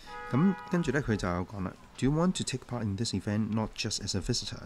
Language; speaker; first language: English; non-native, local second language; Cantonese